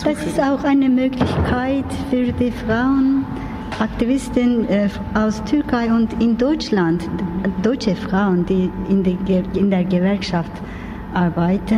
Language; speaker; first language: German; non-native, learner; Turkish